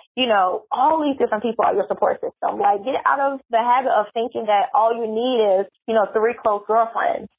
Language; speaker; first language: English; native; English